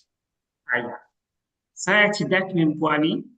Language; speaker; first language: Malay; non-native, learner; Arabic